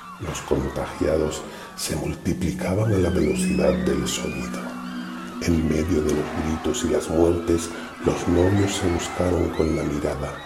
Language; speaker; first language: Spanish; native; Spanish